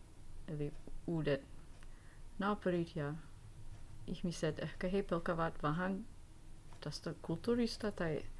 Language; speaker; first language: Finnish; non-native, learner; English